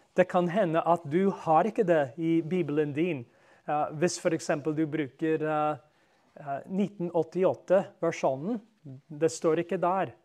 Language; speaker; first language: Norwegian; non-native, fluent; English